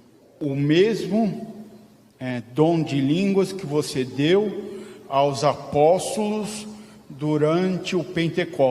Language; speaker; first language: Portuguese; non-native, fluent; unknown